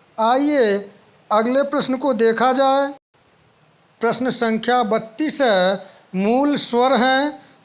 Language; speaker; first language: Hindi; native; Hindi